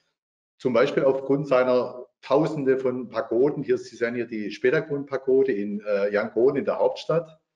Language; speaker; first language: German; native; German